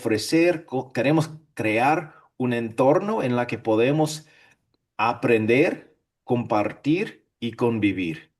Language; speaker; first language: Spanish; non-native, fluent; English